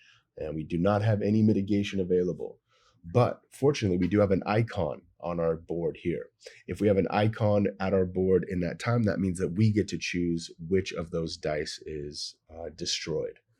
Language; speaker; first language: English; native; English